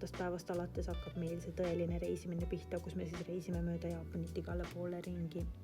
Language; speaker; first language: Estonian; native; Estonian